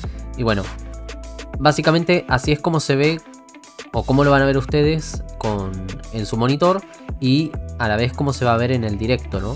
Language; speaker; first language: Spanish; native; Spanish